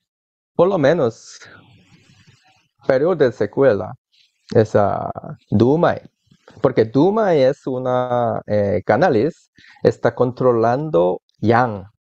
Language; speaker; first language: Spanish; non-native, learner; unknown